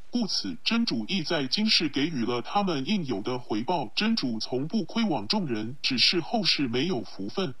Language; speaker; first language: Chinese; non-native, local second language; Cantonese